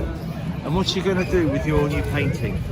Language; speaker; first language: English; native; English